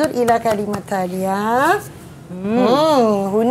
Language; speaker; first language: Arabic; non-native, fluent; Malay